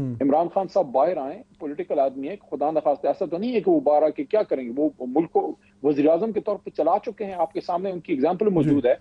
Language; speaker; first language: Urdu; non-native, local second language; Pashto